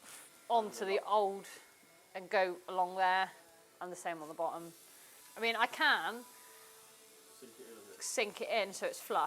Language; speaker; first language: English; native; English